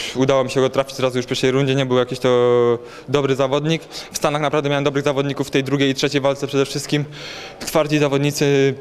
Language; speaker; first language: Polish; native; Polish